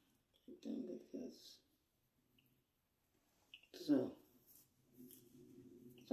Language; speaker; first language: Dutch; non-native, learner; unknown